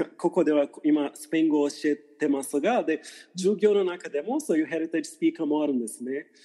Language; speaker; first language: Japanese; non-native, fluent; Portuguese